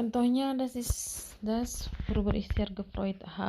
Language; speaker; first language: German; non-native, learner; Indonesian